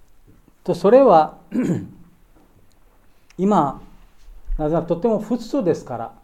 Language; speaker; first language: Japanese; non-native, learner; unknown